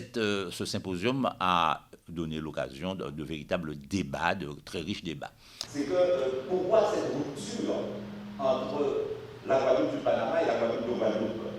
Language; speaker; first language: French; native; French